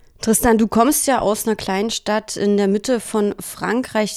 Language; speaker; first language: German; native; German